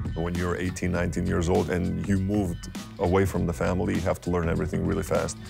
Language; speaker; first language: English; non-native, fluent; Lithuanian